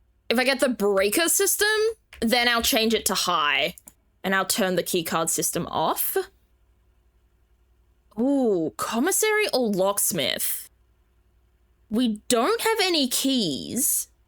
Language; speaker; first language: English; native; English